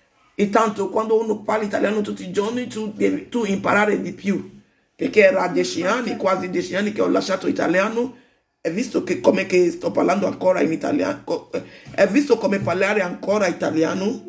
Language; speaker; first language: Italian; non-native, learner; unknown